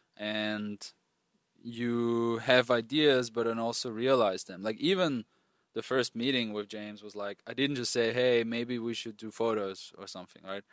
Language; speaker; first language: English; non-native, fluent; German